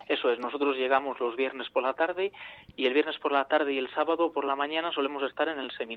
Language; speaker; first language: Spanish; native; Spanish